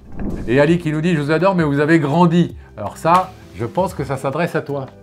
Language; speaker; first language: French; native; French